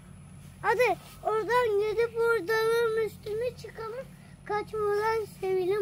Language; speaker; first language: Turkish; early bilingual, heritage; Turkish